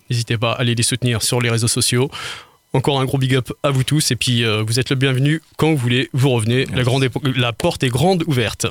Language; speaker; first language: French; native; French